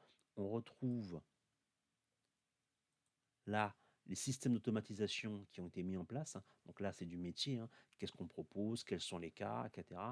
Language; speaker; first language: French; native; French